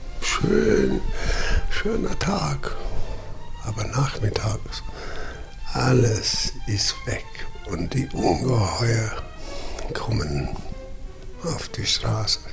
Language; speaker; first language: German; non-native, fluent; English